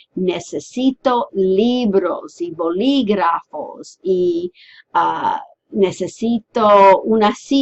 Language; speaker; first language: Spanish; non-native, fluent; English